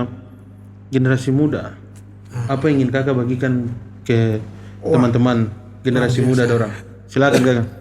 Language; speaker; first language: Malay; native; Malay